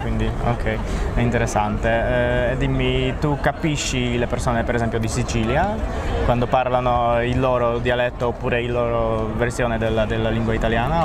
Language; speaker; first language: Italian; non-native, learner; Polish